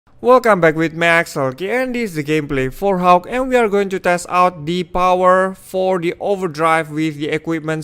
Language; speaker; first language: English; non-native, fluent; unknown